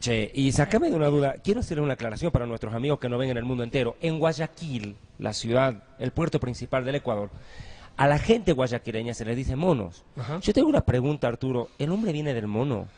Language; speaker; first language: Spanish; native; Spanish